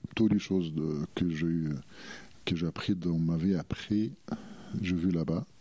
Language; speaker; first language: French; non-native, fluent; Arabic